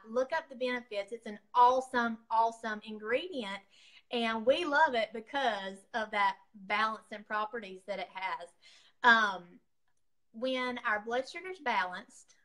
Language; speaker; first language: English; native; English